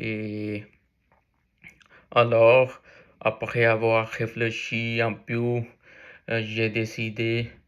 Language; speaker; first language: French; non-native, learner; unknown